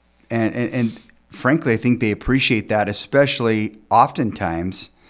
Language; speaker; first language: English; native; English